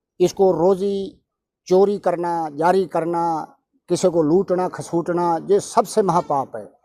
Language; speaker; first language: Urdu; non-native, local second language; Punjabi